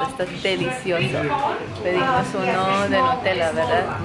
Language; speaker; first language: Spanish; non-native, fluent; Croatian